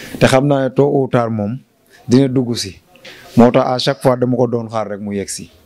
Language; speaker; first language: Wolof; non-native, local second language; Serer